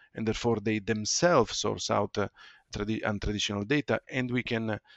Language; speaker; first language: English; non-native, fluent; Italian